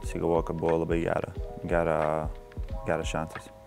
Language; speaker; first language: Lithuanian; early bilingual, heritage; Lithuanian